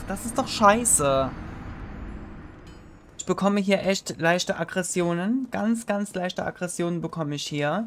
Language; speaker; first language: German; native; German